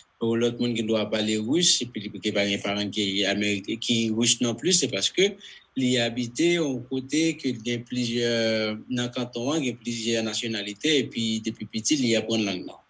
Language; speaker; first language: Haitian Creole; non-native, fluent; Spanish